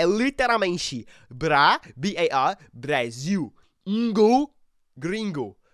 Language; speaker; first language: Portuguese; non-native, learner; English